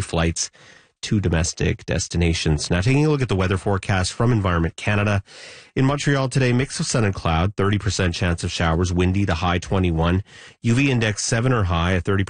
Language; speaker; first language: English; native; English